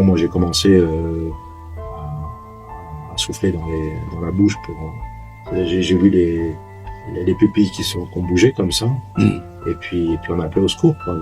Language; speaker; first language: French; native; French